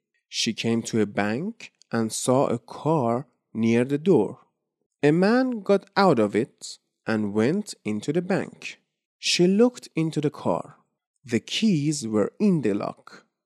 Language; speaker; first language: English; non-native, fluent; Persian